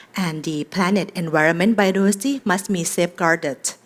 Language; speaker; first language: English; non-native, fluent; Thai